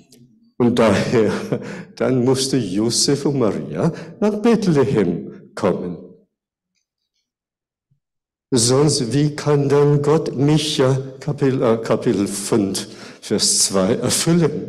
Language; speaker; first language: German; non-native, fluent; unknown